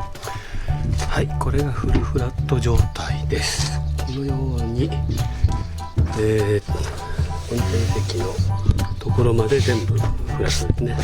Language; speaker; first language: Japanese; native; Japanese